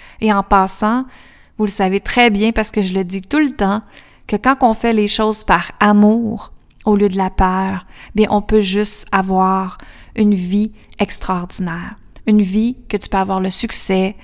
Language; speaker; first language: French; native; French